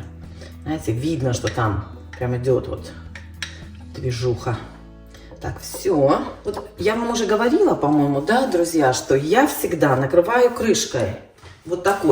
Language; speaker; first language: Russian; native; Russian